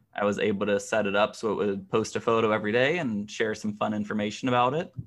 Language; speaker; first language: English; native; English